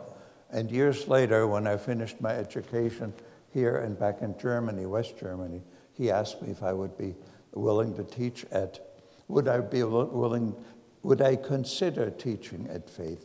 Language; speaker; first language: English; non-native, fluent; German